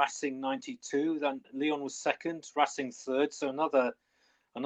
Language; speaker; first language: English; native; English